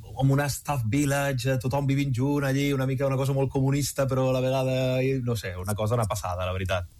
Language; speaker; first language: Catalan; native; Catalan